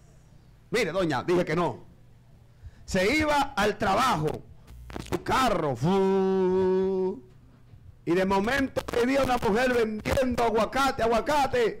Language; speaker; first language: Spanish; native; Spanish